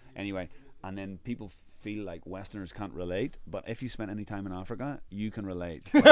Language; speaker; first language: English; native; English